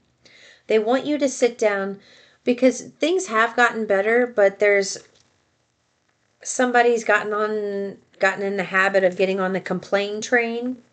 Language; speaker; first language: English; native; English